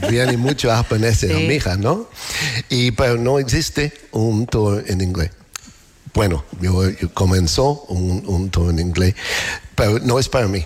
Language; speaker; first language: Spanish; non-native, learner; English